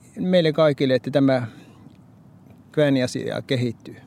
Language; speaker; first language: Finnish; early bilingual, heritage; Norwegian